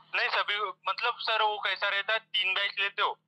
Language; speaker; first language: Hindi; non-native, local second language; Marathi